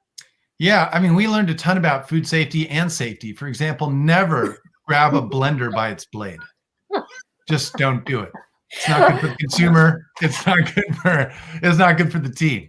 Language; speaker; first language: English; native; English